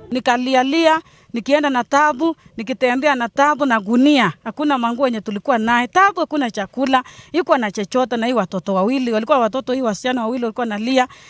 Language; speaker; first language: Swahili; non-native, local second language; Kalenjin